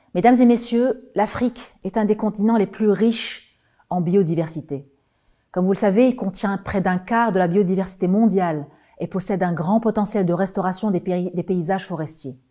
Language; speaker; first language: French; non-native, local second language; Arabic